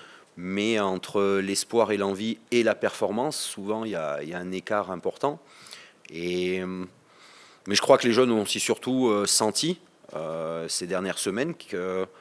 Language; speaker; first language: French; native; French